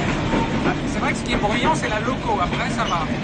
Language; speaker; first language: French; native; French